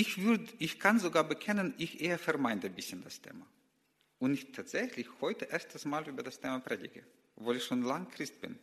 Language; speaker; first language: German; non-native, learner; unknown